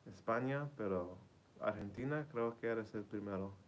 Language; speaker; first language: Spanish; early bilingual, heritage; Spanish